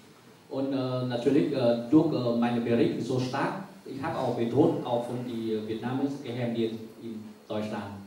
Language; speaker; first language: German; non-native, learner; Vietnamese